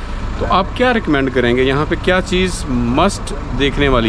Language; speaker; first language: Hindi; native; Hindi